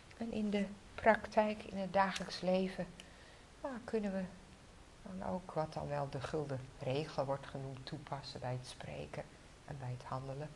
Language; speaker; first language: Dutch; native; Dutch